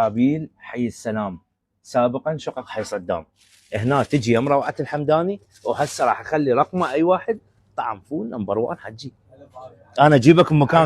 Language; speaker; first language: Arabic; native; Arabic